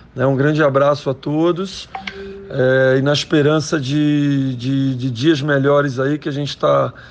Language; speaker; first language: Portuguese; native; Portuguese